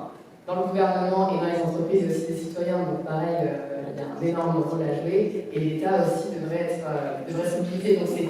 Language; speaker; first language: French; native; French